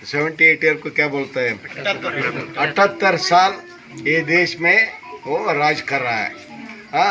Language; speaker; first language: Hindi; non-native, local second language; Kannada